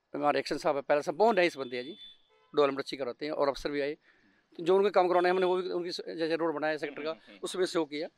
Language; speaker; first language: Hindi; native; Hindi